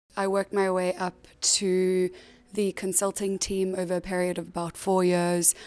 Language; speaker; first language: English; native; English